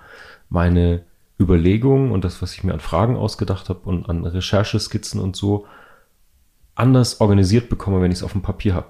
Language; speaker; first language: German; native; German